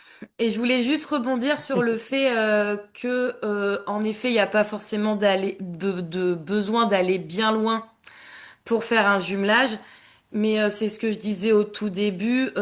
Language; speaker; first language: French; native; French